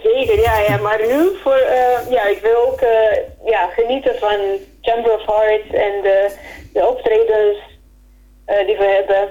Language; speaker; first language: Dutch; non-native, fluent; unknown